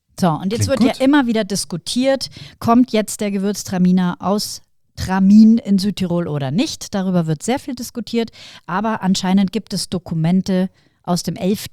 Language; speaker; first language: German; native; German